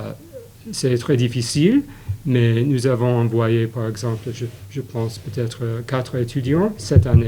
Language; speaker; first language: French; non-native, fluent; English